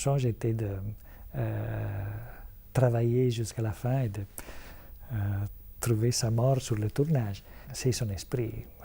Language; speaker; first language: French; non-native, fluent; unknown